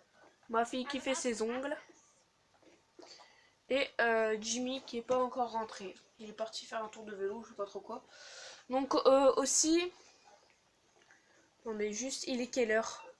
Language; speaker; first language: French; native; French